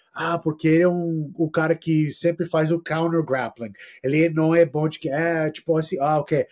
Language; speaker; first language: Portuguese; non-native, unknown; English